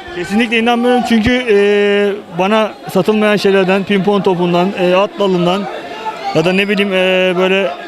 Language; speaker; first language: Turkish; native; Turkish